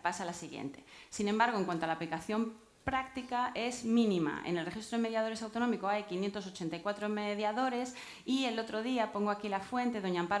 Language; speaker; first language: Spanish; native; Spanish